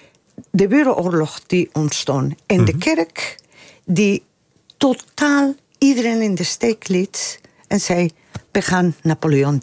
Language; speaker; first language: Dutch; non-native, fluent; Spanish